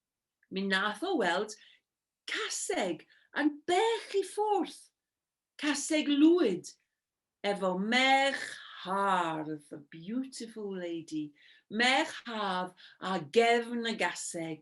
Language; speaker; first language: Welsh; non-native, fluent; English